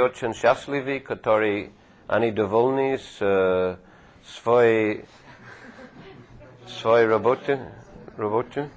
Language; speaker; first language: Russian; non-native, fluent; English